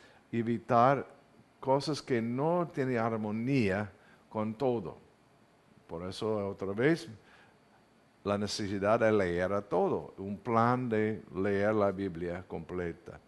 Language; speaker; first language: Spanish; non-native, fluent; English